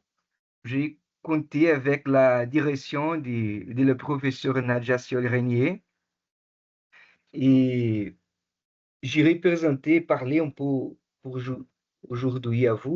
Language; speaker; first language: French; non-native, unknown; Portuguese